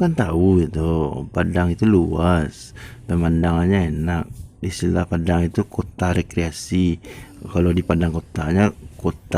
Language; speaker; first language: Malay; non-native, local second language; Minangkabau